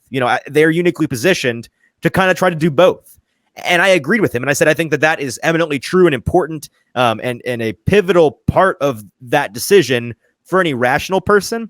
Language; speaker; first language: English; native; English